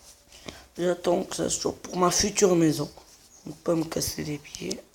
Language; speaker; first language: French; non-native, local second language; Arabic